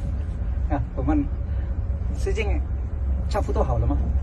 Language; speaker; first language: Chinese; non-native, learner; Indonesian